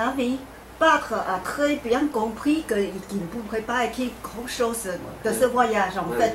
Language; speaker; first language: French; non-native, fluent; Chinese